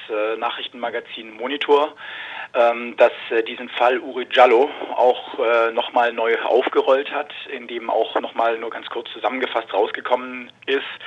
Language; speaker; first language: German; native; German